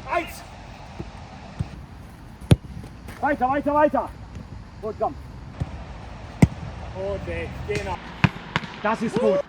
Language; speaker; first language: German; native; German